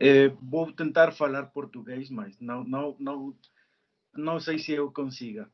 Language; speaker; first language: Portuguese; non-native, learner; Spanish